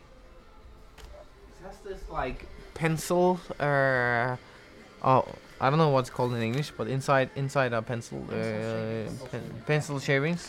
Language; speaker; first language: English; non-native, fluent; Danish